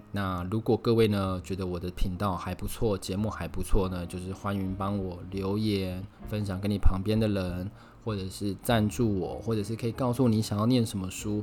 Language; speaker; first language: Chinese; native; Chinese